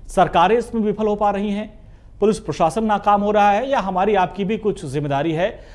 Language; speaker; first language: Hindi; native; Hindi